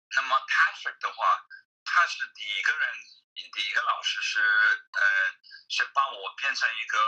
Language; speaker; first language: Chinese; non-native, fluent; English